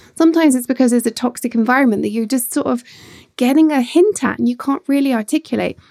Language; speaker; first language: English; native; English